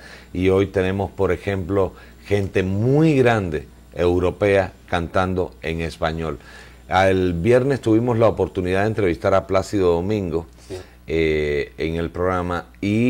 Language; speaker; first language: Spanish; native; Spanish